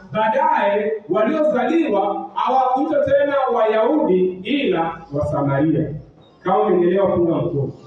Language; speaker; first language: Swahili; non-native, local second language; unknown